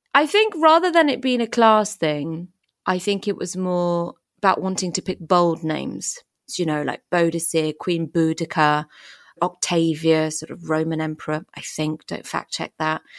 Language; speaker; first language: English; early bilingual, other home language; French